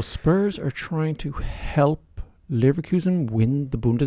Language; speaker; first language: English; native; English